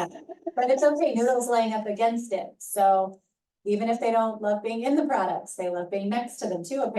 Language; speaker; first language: English; native; English